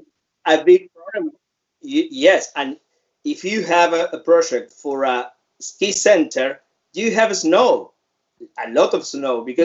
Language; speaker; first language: English; non-native, fluent; Spanish